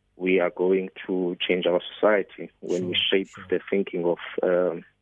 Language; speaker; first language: English; non-native, local second language; Xhosa